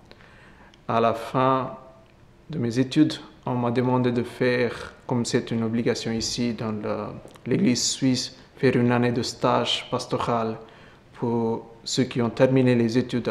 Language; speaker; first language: French; non-native, fluent; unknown